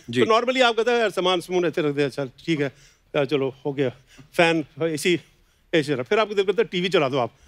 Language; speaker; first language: Hindi; native; Hindi